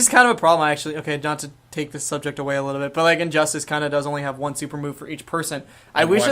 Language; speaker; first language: English; native; English